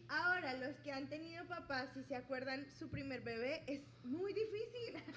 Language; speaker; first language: Spanish; native; Spanish